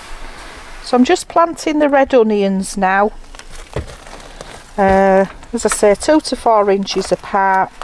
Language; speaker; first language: English; native; English